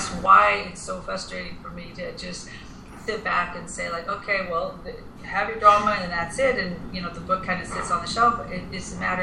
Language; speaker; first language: English; non-native, fluent; Spanish